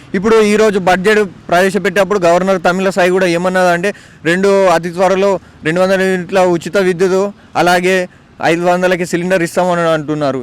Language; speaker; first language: Telugu; native; Telugu